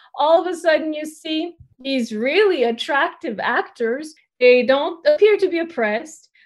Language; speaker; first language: English; early bilingual, other home language; Turkish